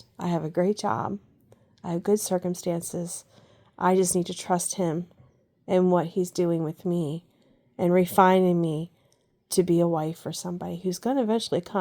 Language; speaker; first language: English; native; English